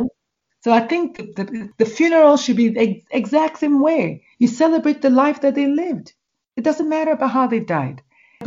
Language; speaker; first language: English; non-native, local second language; Igbo